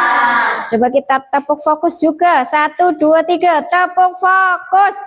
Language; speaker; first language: Indonesian; native; Indonesian